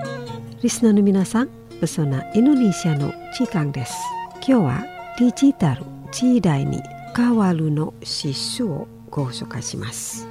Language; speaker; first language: Japanese; non-native, fluent; Indonesian